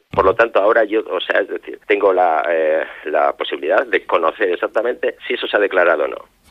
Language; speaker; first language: Spanish; native; Spanish